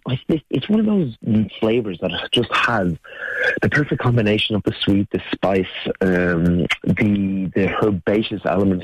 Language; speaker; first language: English; native; English